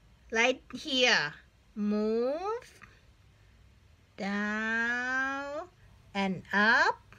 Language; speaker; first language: English; non-native, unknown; Thai